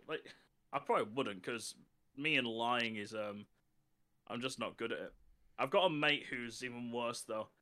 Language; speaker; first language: English; native; English